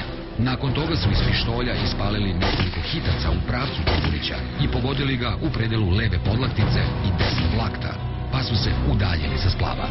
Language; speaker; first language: Serbian; native; Serbian